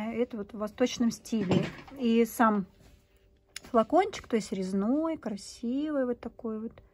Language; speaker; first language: Russian; native; Russian